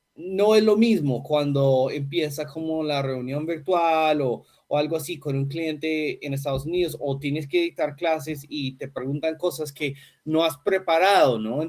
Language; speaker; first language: Spanish; non-native, fluent; English